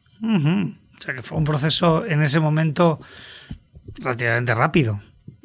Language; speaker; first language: Spanish; native; Spanish